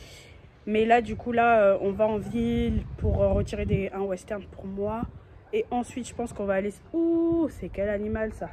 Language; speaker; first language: French; native; French